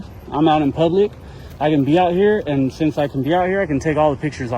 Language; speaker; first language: English; native; English